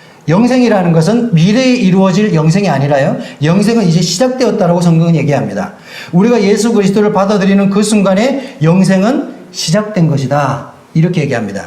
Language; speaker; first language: Korean; native; Korean